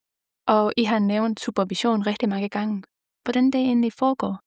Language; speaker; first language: Danish; non-native, fluent; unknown